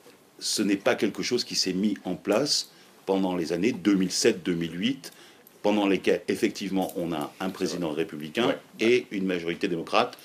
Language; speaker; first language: French; native; French